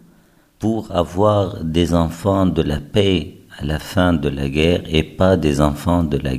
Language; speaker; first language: French; non-native, fluent; Arabic